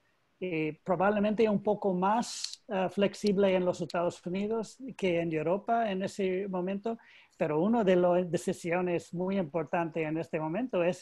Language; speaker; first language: Spanish; non-native, learner; English